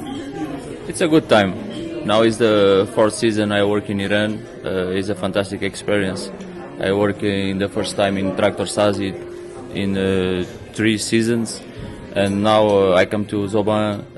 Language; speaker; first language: English; non-native, learner; Portuguese